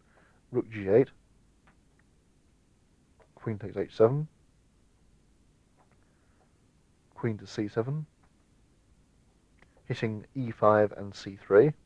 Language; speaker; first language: English; native; English